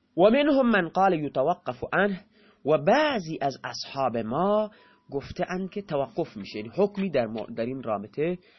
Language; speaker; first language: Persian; non-native, local second language; Baluchi